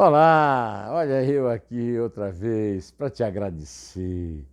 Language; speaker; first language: Portuguese; native; Portuguese